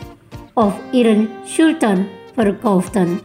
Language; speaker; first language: German; non-native, learner; Indonesian